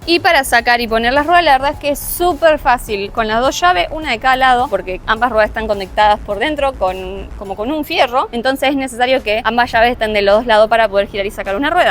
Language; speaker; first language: Spanish; native; Spanish